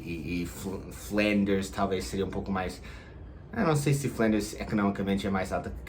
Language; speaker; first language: Portuguese; non-native, fluent; English